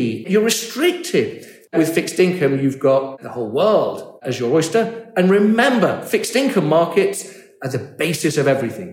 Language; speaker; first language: English; native; English